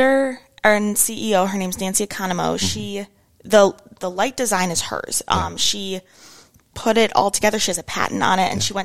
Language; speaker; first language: English; native; English